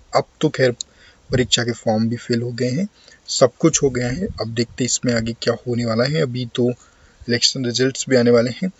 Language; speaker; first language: Hindi; native; Hindi